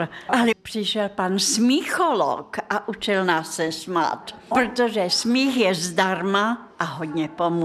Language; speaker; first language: Czech; non-native, fluent; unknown